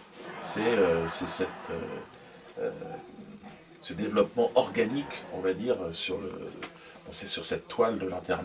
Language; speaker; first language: French; native; French